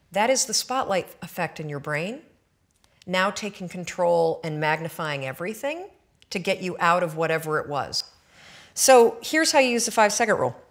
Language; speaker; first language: English; native; English